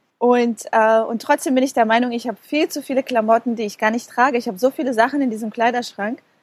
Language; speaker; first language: German; non-native, fluent; Portuguese